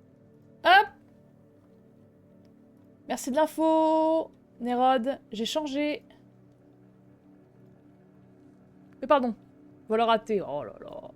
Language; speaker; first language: French; native; French